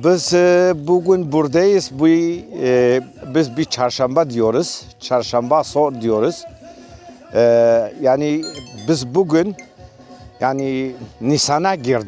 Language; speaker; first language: Turkish; non-native, local second language; Kurdish